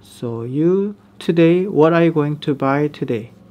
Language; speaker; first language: English; non-native, fluent; Korean